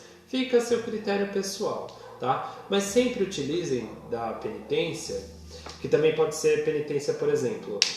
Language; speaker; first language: Portuguese; native; Portuguese